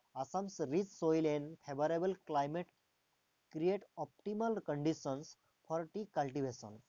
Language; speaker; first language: English; non-native, local second language; Assamese